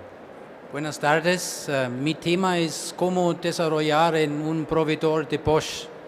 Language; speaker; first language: Spanish; non-native, learner; German